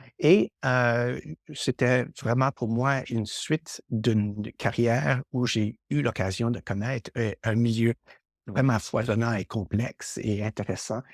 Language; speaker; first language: French; native; French